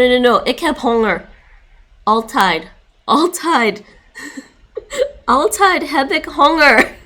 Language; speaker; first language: Dutch; non-native, fluent; English